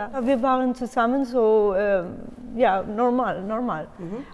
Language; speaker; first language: German; non-native, learner; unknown